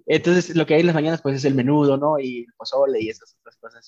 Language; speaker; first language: Spanish; native; Spanish